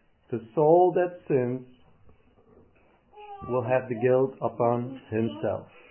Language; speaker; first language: English; non-native, fluent; Dutch